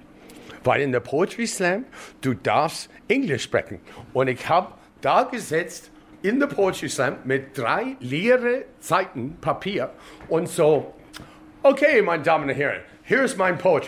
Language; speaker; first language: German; non-native, learner; English